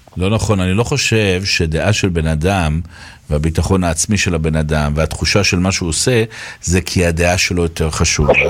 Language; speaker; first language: Hebrew; native; Hebrew